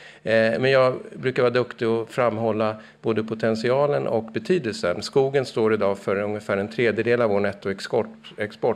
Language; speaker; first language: Swedish; native; Swedish